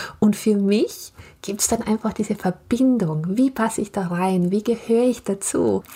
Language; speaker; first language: German; native; German